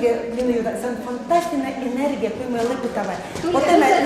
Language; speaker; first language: Estonian; non-native, learner; Russian